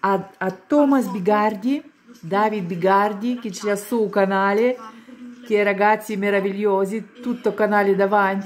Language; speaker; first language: Italian; non-native, fluent; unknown